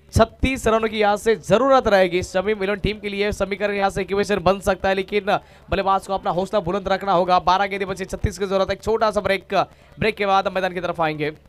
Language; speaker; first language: Hindi; non-native, local second language; Marathi